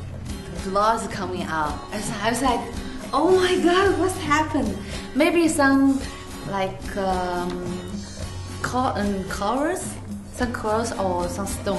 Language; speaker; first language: English; non-native, fluent; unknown